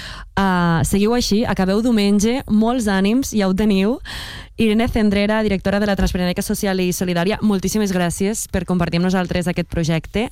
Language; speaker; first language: Catalan; native; Catalan